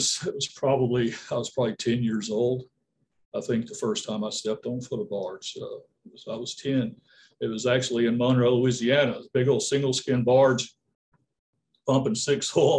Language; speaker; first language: English; native; English